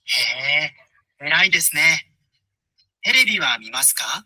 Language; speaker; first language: Japanese; non-native, learner; Bangla